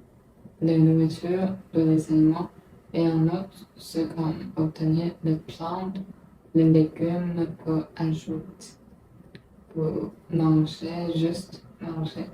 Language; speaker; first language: French; non-native, learner; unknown